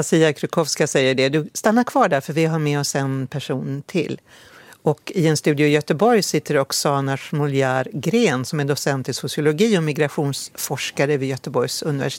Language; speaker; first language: Swedish; native; Swedish